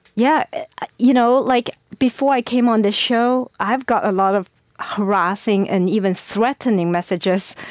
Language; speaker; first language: English; non-native, fluent; Chinese